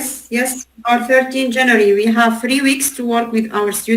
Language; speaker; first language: English; non-native, learner; Arabic